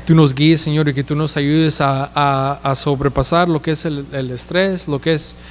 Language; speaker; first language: Spanish; early bilingual, heritage; Spanish